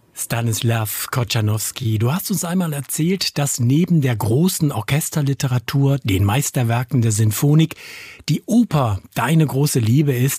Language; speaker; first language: German; native; German